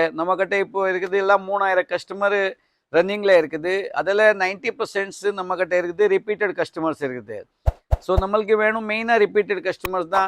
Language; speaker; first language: Tamil; non-native, fluent; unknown